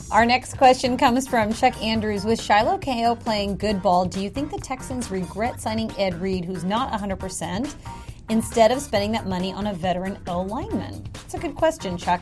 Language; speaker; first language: English; native; English